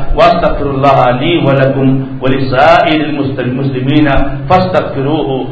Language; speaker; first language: Urdu; native; Urdu